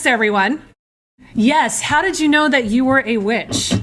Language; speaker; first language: English; native; English